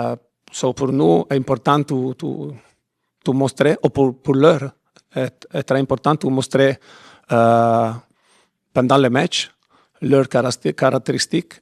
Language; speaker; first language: French; non-native, fluent; Italian